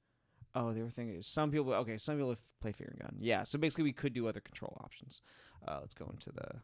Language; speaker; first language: English; native; English